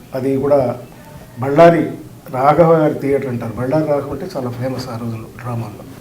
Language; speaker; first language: Telugu; native; Telugu